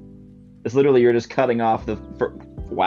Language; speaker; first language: English; native; English